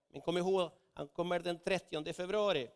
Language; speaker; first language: Swedish; non-native, fluent; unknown